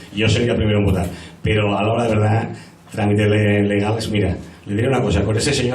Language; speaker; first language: Spanish; non-native, local second language; Catalan